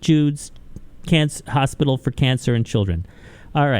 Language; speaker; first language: English; native; English